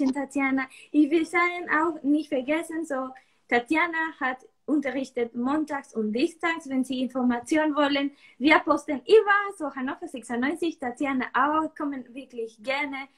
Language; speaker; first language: German; non-native, learner; Spanish